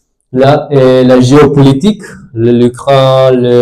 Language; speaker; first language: French; non-native, learner; Spanish